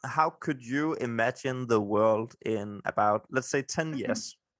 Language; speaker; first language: English; non-native, fluent; Danish